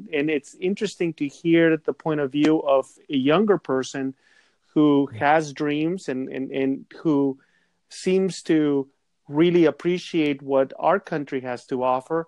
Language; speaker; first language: English; non-native, fluent; Spanish